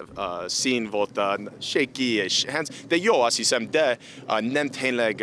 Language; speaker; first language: Hungarian; non-native, learner; English